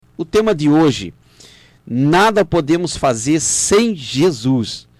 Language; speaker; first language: Portuguese; native; Portuguese